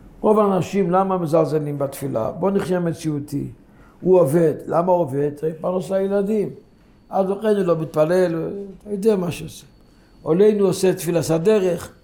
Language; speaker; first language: Hebrew; non-native, local second language; Yiddish